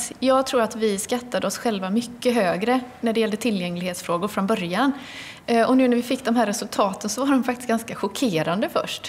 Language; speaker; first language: Swedish; native; Swedish